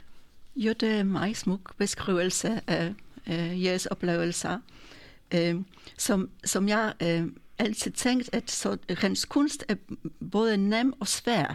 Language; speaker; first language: Danish; non-native, fluent; Polish